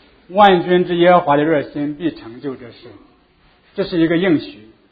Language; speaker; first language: Chinese; native; Chinese